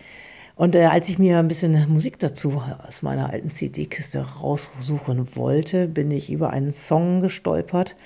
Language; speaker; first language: German; native; German